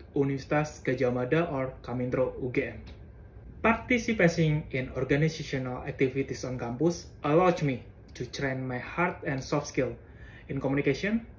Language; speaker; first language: English; non-native, fluent; Indonesian